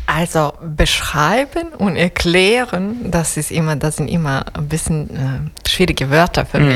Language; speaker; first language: German; non-native, learner; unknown